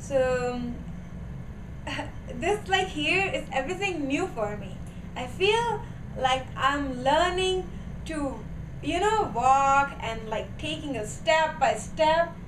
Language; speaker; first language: English; non-native, learner; Gujarati